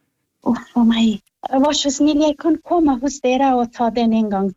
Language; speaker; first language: Norwegian; non-native, learner; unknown